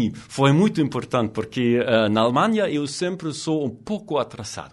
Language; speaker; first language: Portuguese; non-native, learner; German